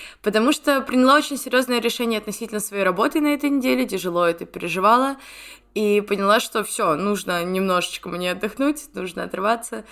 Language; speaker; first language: Russian; native; Russian